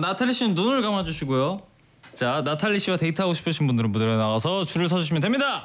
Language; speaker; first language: Korean; native; Korean